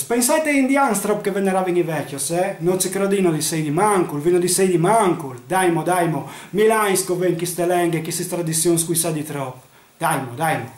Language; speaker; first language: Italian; non-native, local second language; Friulian